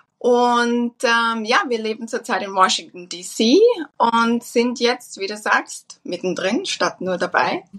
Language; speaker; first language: German; native; German